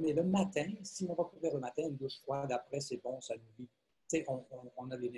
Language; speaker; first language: French; native; French